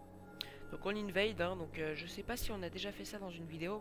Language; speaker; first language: French; native; French